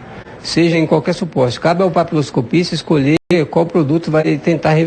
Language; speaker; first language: Portuguese; native; Portuguese